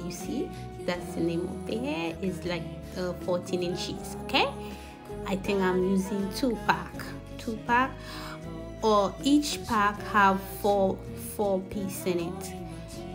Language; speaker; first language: English; non-native, fluent; Haitian Creole